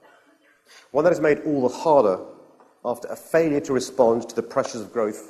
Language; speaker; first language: English; native; English